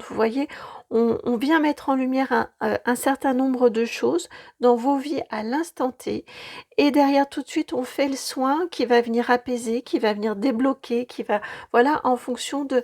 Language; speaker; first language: French; native; French